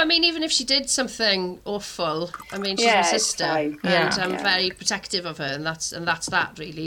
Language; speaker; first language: English; native; English